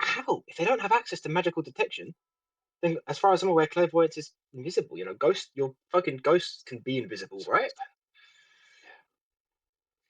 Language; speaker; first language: English; native; English